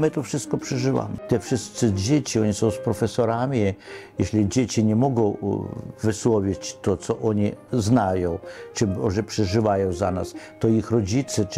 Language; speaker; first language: Polish; non-native, fluent; Ukrainian